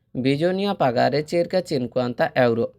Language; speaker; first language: Italian; non-native, fluent; Bangla